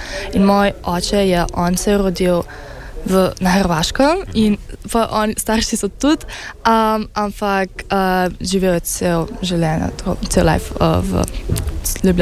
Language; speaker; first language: Slovenian; early bilingual, heritage; Slovenian